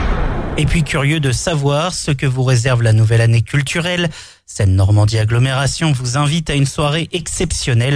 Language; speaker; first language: French; native; French